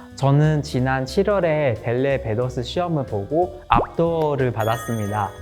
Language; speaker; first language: Korean; non-native, fluent; Chinese